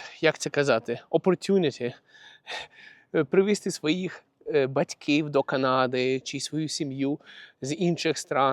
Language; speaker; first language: Ukrainian; non-native, local second language; Russian